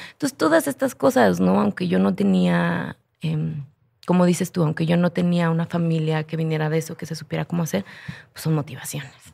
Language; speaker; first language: Spanish; native; Spanish